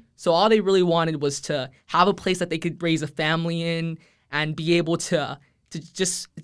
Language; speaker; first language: English; early bilingual, other home language; Spanish